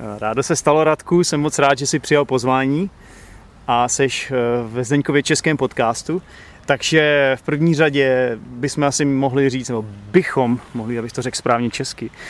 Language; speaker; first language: Czech; native; Czech